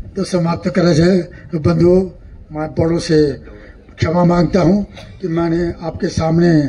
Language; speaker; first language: Hindi; non-native, local second language; Marathi